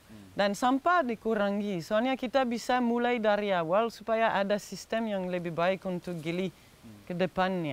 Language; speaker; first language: Indonesian; non-native, fluent; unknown